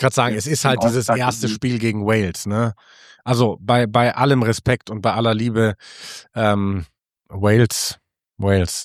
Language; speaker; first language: German; native; German